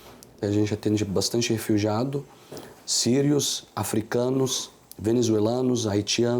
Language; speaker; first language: Portuguese; non-native, fluent; Arabic